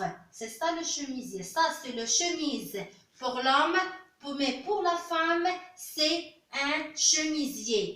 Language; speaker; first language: French; non-native, local second language; Arabic